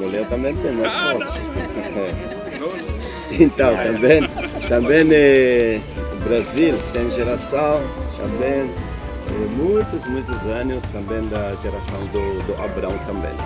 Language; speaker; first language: Portuguese; non-native, learner; Hebrew